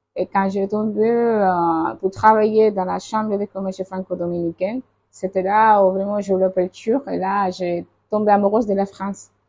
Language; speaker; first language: French; non-native, fluent; Spanish